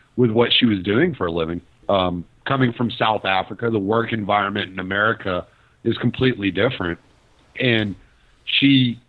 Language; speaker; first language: English; native; English